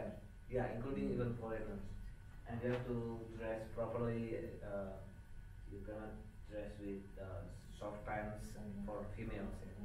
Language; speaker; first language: English; non-native, fluent; Indonesian